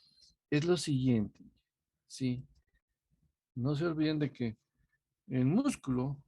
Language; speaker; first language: Spanish; native; Spanish